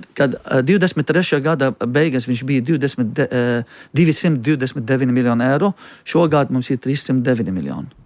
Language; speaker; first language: Latvian; non-native, fluent; Arabic